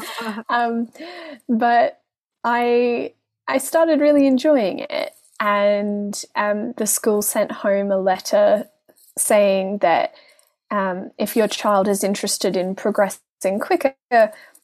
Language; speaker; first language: English; native; English